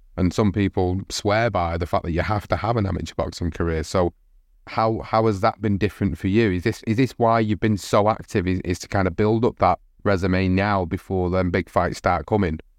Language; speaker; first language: English; native; English